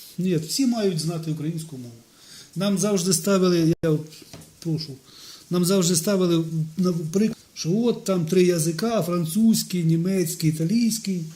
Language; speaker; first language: Ukrainian; non-native, local second language; Russian